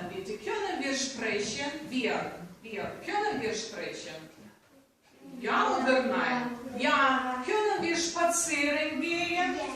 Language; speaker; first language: German; non-native, fluent; Russian